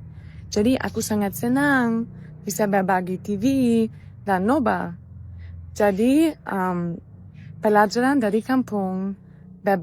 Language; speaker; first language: Indonesian; non-native, fluent; German